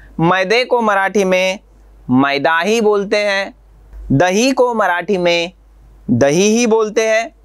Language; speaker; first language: Hindi; non-native, local second language; Marathi